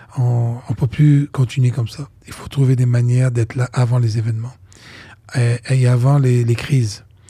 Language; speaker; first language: French; non-native, local second language; Arabic